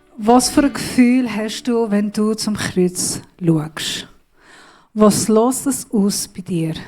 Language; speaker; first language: German; non-native, learner; Persian